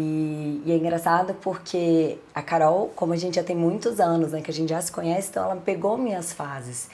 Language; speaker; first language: Portuguese; native; Portuguese